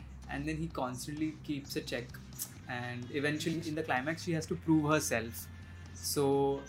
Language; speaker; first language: English; non-native, local second language; Hindi